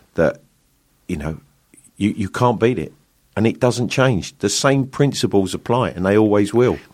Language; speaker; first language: English; native; English